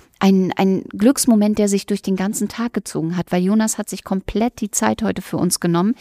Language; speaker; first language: German; native; German